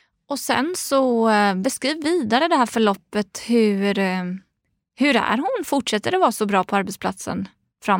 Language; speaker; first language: Swedish; native; Swedish